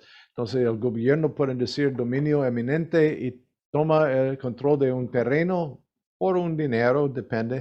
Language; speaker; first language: Spanish; non-native, learner; English